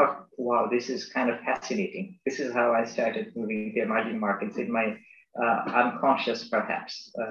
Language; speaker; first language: English; non-native, local second language; Bangla